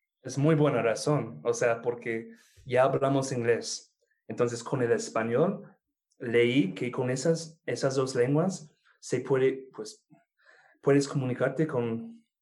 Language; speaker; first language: Spanish; non-native, fluent; English